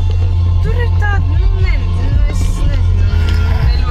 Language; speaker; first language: Latvian; non-native, local second language; Russian